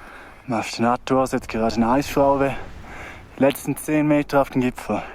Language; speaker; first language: German; native; German